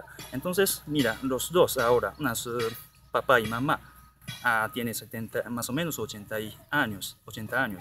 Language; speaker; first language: Spanish; non-native, learner; Japanese